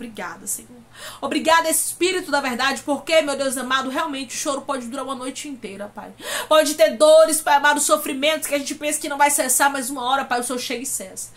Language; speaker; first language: Portuguese; native; Portuguese